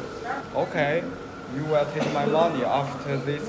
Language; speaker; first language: English; non-native, learner; Chinese